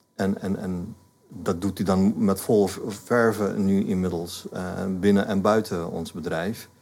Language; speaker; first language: Dutch; non-native, fluent; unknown